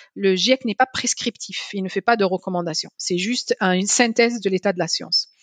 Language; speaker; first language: French; non-native, local second language; Arabic